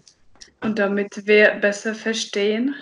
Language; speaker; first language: German; non-native, fluent; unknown